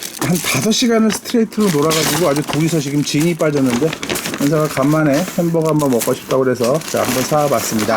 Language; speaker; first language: Korean; native; Korean